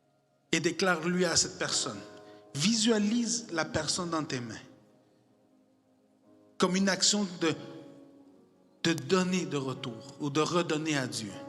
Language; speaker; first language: French; non-native, fluent; Spanish